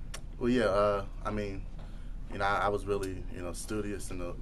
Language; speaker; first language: English; native; English